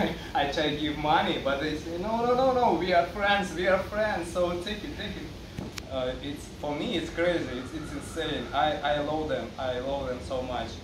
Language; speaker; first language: English; non-native, learner; Russian